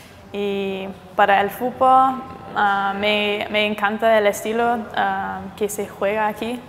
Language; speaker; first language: Spanish; non-native, fluent; English